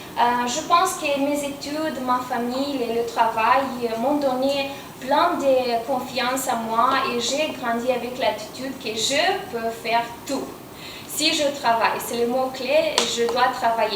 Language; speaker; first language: French; non-native, fluent; Romanian